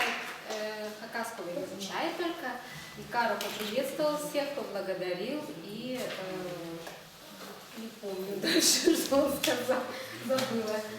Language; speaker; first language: Russian; native; Russian